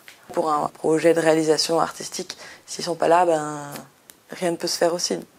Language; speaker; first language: French; native; French